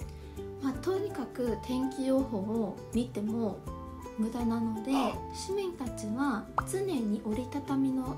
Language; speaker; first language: Japanese; non-native, fluent; Chinese